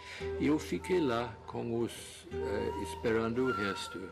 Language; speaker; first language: Portuguese; non-native, fluent; English